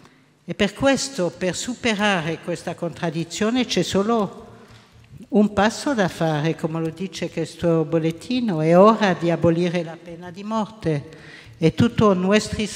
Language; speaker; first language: Italian; non-native, local second language; French